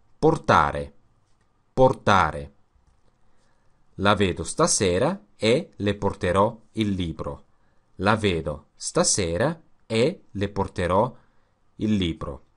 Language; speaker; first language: Italian; non-native, learner; Russian